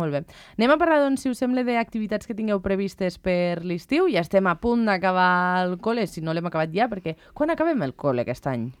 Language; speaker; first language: Catalan; native; Catalan